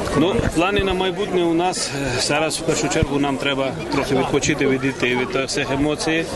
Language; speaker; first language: Ukrainian; non-native, fluent; Georgian